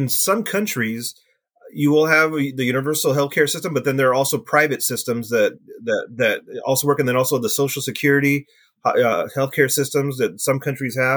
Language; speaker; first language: English; native; English